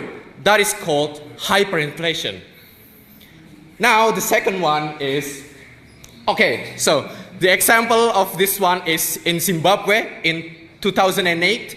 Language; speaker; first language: English; non-native, learner; Indonesian